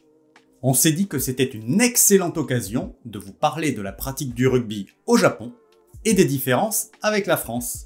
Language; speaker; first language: French; native; French